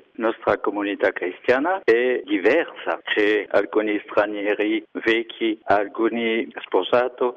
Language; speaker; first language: Italian; non-native, learner; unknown